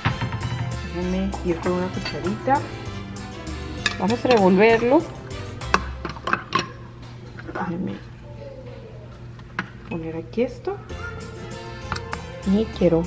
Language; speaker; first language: Spanish; native; Spanish